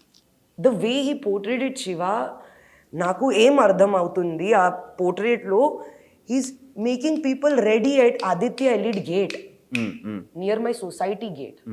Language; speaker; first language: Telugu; non-native, local second language; Hindi